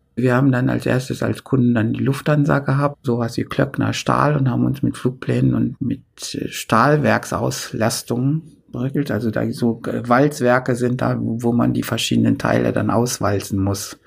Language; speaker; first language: German; native; German